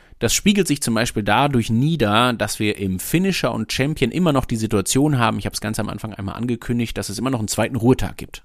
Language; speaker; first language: German; native; German